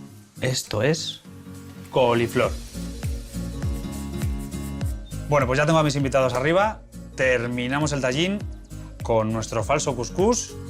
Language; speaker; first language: Spanish; native; Spanish